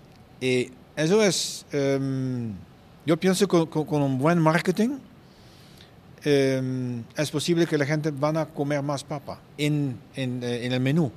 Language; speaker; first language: Spanish; non-native, fluent; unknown